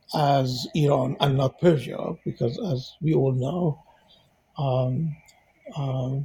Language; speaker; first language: English; non-native, fluent; Persian